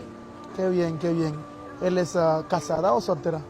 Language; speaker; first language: Spanish; non-native, learner; Haitian Creole